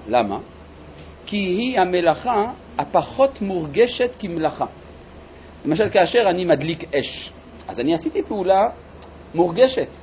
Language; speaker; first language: Hebrew; non-native, fluent; French